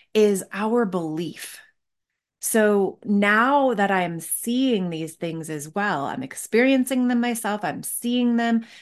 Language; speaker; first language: English; native; English